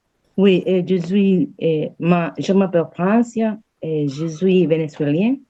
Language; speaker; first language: French; non-native, learner; Spanish